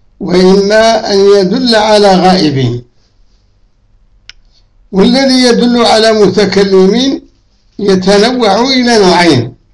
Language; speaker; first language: Arabic; native; Arabic